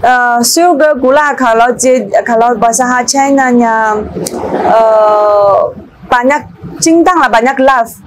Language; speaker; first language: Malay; non-native, learner; Chinese